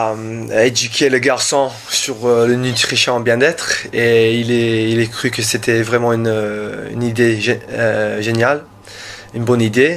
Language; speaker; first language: French; non-native, learner; English